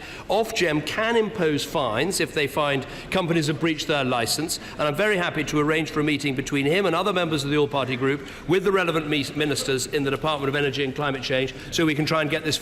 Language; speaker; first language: English; native; English